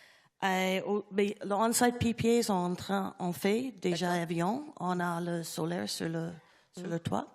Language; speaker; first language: French; non-native, learner; English